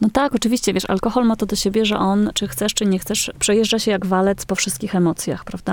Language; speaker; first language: Polish; native; Polish